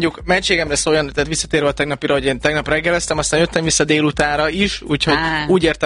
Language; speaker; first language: Hungarian; native; Hungarian